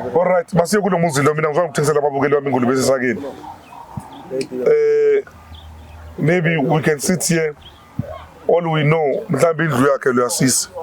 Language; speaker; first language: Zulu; non-native, local second language; Venda